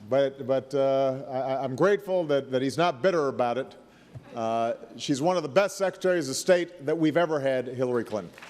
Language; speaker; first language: English; native; English